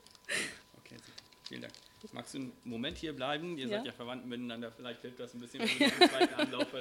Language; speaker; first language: German; native; German